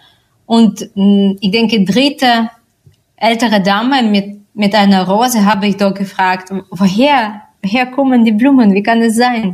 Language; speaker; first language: German; non-native, fluent; Russian